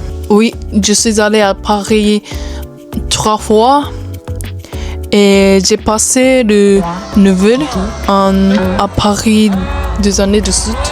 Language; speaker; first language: French; non-native, learner; Japanese